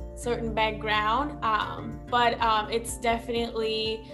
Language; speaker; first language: English; non-native, local second language; Sinhala